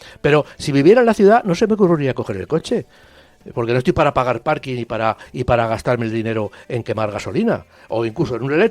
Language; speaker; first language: Spanish; native; Spanish